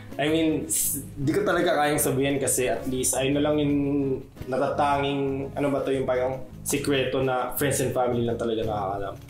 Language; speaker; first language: Filipino; native; Filipino